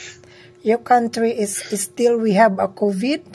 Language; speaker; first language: English; non-native, learner; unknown